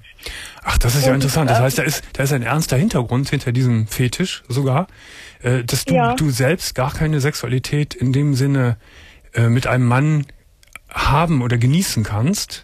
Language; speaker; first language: German; native; German